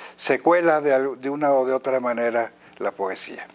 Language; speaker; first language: Spanish; native; Spanish